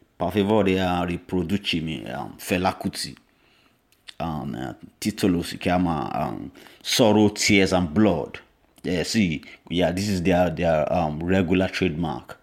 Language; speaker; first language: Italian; non-native, learner; Yoruba